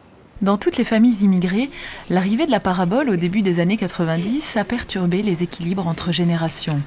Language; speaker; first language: French; native; French